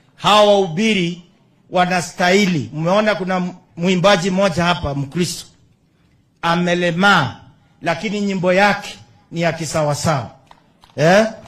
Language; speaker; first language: Swahili; non-native, local second language; Kalenjin